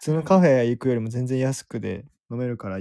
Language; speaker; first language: Japanese; native; Japanese